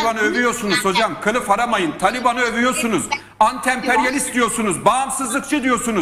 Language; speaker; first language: Turkish; native; Turkish